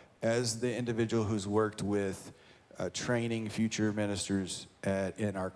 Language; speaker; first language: English; native; English